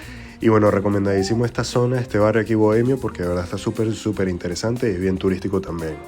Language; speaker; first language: Spanish; native; Spanish